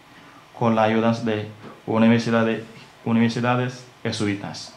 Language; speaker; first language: Spanish; non-native, learner; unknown